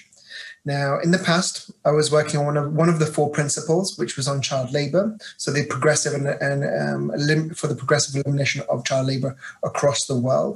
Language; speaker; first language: English; native; English